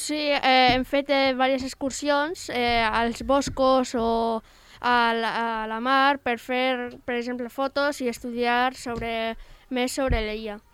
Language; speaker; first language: Catalan; non-native, local second language; Spanish